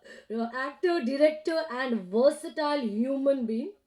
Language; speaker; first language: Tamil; non-native, learner; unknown